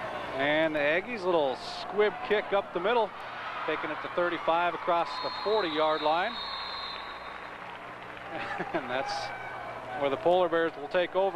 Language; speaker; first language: English; native; English